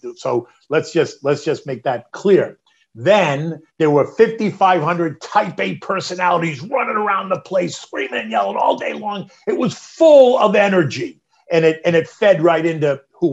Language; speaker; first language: English; native; English